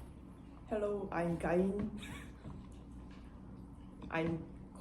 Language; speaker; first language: English; non-native, learner; Korean